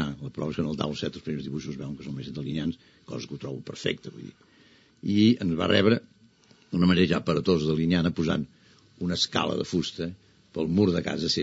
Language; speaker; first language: Catalan; native; Catalan